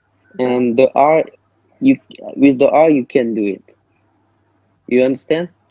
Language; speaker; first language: English; non-native, learner; French